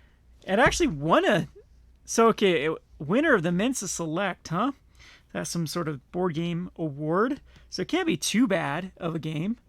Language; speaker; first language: English; native; English